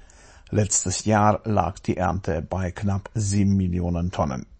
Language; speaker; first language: German; native; German